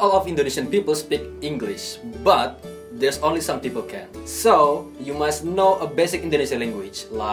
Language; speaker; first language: English; non-native, learner; Indonesian